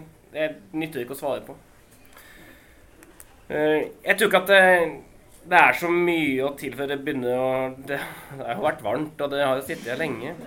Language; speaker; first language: Norwegian; native; Norwegian